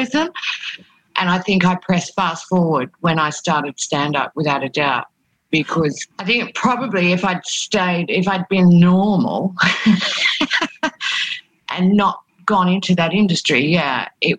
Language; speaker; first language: English; native; English